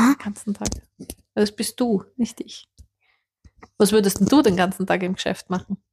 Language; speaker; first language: German; native; German